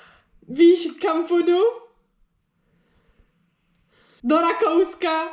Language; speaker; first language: Czech; early bilingual, heritage; Czech